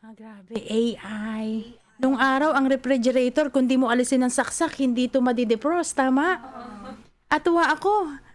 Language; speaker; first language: Filipino; native; Filipino